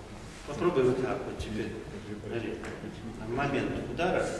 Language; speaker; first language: Russian; native; Russian